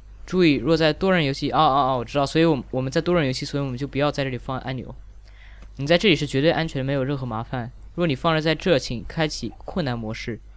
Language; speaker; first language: Chinese; native; Chinese